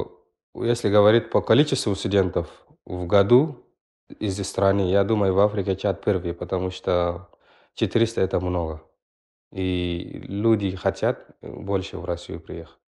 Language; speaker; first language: Russian; non-native, learner; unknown